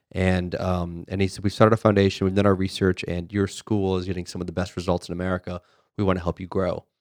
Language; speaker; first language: English; native; English